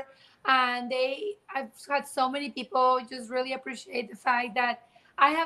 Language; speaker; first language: English; non-native, fluent; Spanish